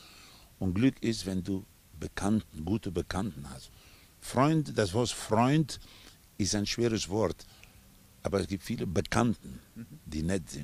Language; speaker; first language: German; non-native, fluent; Spanish